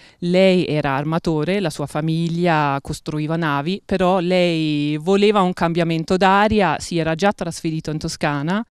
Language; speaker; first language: Italian; non-native, fluent; Danish